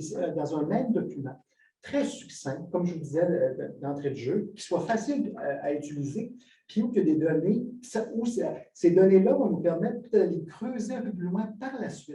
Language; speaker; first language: French; native; French